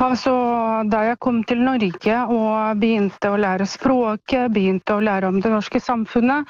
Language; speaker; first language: Norwegian; non-native, fluent; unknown